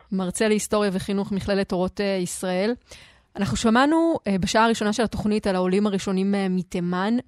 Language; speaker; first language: Hebrew; native; Hebrew